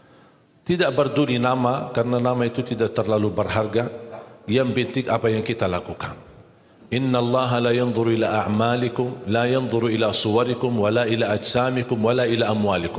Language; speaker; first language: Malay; non-native, fluent; Arabic